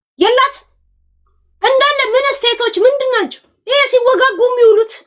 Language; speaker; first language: Amharic; native; Amharic